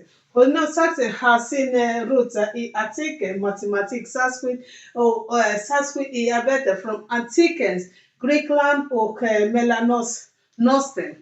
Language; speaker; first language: Swedish; non-native, learner; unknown